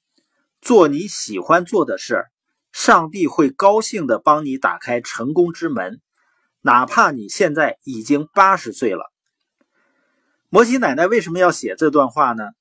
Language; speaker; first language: Chinese; native; Chinese